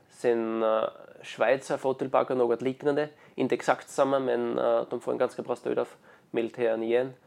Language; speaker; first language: Swedish; non-native, fluent; German